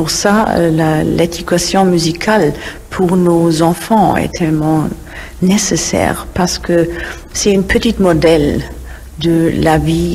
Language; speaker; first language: French; non-native, fluent; German